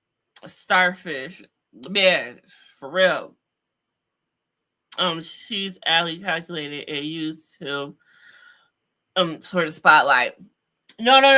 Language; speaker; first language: English; native; English